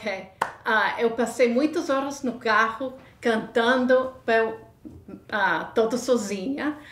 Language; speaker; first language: Portuguese; non-native, fluent; English